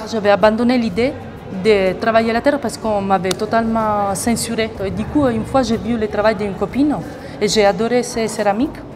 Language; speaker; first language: French; non-native, fluent; Italian